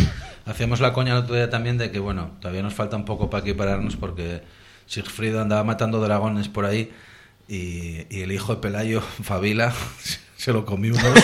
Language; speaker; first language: Spanish; native; Spanish